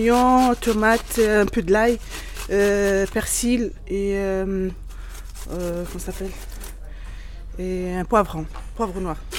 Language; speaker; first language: French; non-native, learner; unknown